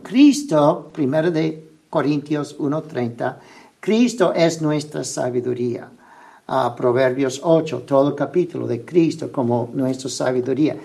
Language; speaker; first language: Spanish; non-native, fluent; English